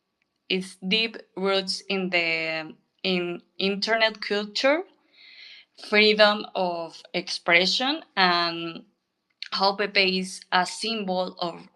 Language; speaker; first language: English; non-native, learner; Spanish